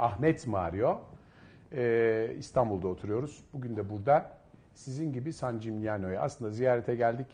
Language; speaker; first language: Turkish; native; Turkish